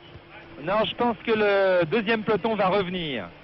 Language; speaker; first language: French; native; French